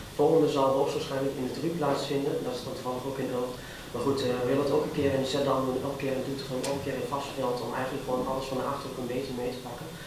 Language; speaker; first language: Dutch; native; Dutch